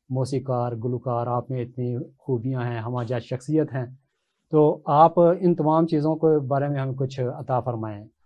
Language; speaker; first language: Urdu; native; Urdu